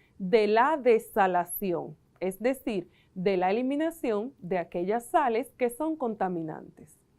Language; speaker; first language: Spanish; native; Spanish